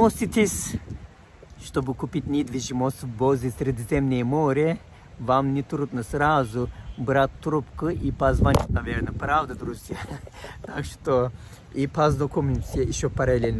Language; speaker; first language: Russian; non-native, fluent; Turkish